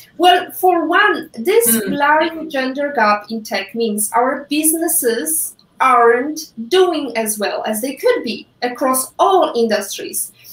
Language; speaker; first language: English; non-native, fluent; Polish